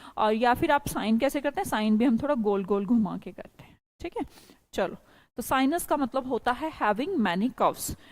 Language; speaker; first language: Hindi; native; Hindi